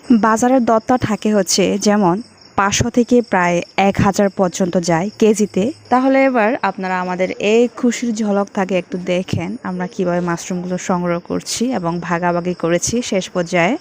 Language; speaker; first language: Bangla; non-native, local second language; Chakma